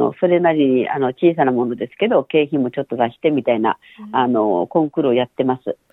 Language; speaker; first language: Japanese; native; Japanese